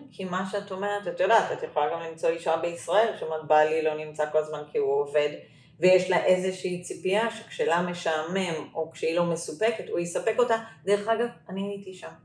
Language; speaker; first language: Hebrew; native; Hebrew